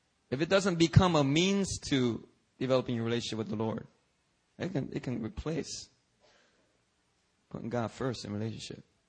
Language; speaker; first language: English; early bilingual, other home language; Korean